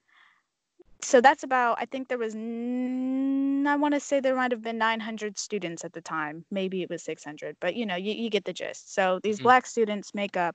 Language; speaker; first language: English; native; English